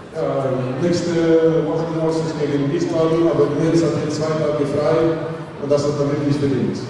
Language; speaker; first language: German; non-native, fluent; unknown